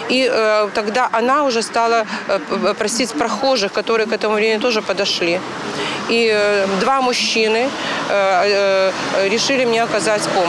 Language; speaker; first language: Russian; native; Russian